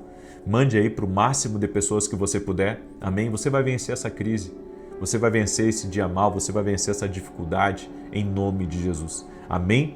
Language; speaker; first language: Portuguese; native; Portuguese